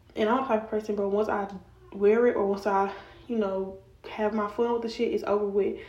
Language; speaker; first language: English; native; English